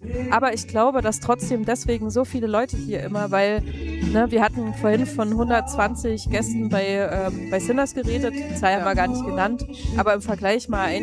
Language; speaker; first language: German; native; German